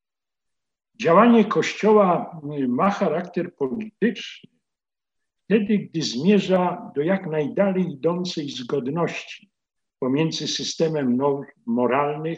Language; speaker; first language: Polish; native; Polish